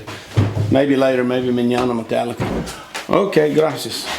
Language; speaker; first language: Spanish; non-native, learner; English